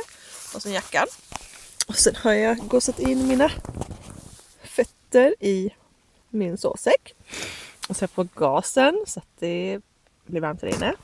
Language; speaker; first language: Swedish; native; Swedish